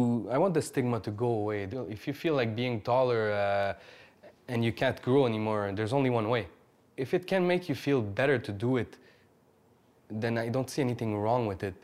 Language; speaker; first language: English; native; English